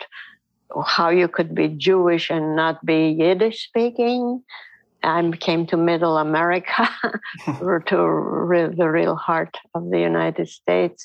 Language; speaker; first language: English; non-native, fluent; Ladino